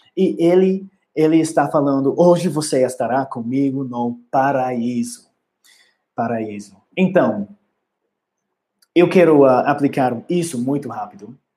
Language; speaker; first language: Portuguese; non-native, learner; English